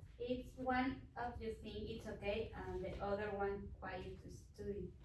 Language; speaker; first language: English; non-native, learner; Spanish